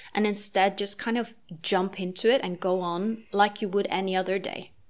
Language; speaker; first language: English; non-native, fluent; Norwegian